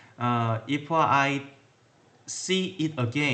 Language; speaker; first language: English; non-native, learner; Korean